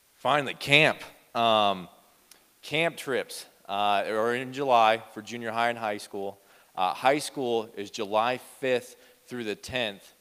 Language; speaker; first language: English; native; English